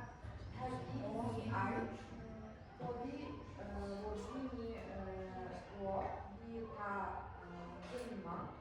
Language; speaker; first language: Chinese; non-native, learner; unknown